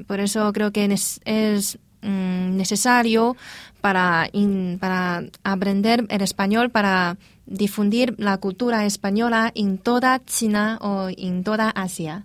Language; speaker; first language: Spanish; non-native, fluent; Chinese